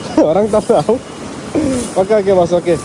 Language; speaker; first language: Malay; non-native, learner; Bangla